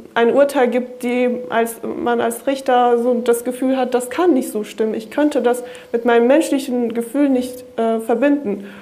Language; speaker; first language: German; non-native, fluent; Kurdish